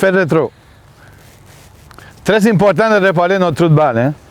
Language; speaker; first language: French; non-native, fluent; Spanish